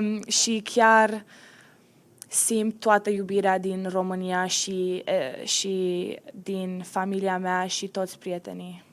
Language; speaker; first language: Romanian; early bilingual, heritage; Romanian